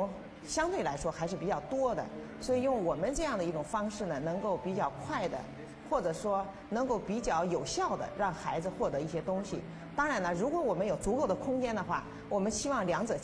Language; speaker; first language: Chinese; native; Chinese